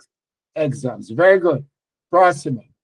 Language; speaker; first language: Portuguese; non-native, learner; English